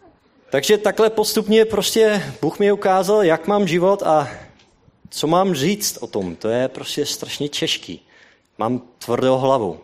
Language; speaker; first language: Czech; non-native, learner; Dutch